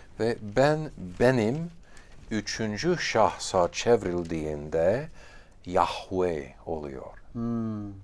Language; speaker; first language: Turkish; non-native, fluent; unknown